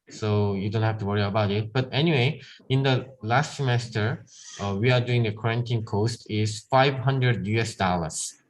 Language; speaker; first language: English; non-native, learner; Korean